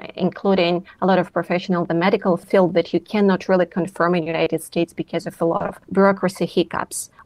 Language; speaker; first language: English; non-native, fluent; Russian